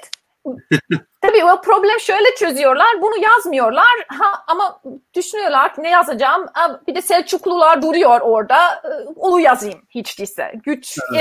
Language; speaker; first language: Turkish; non-native, fluent; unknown